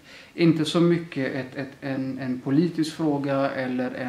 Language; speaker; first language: Swedish; early bilingual, other home language; Somali